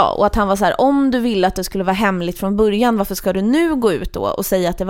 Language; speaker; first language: Swedish; native; Swedish